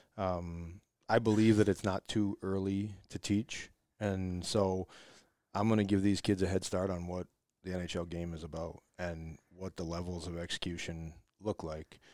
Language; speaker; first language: English; native; English